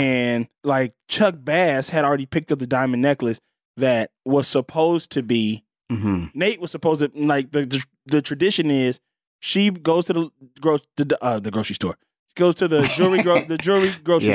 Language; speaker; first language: English; native; English